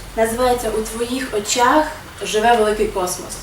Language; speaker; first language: Ukrainian; native; Ukrainian